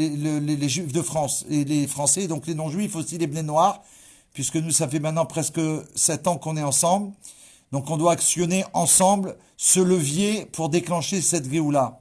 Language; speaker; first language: French; native; French